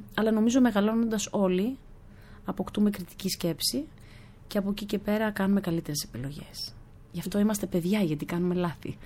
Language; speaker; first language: Greek; early bilingual, other home language; German